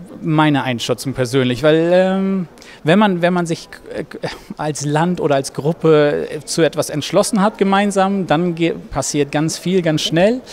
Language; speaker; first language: German; native; German